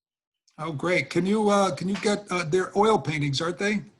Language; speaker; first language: English; native; English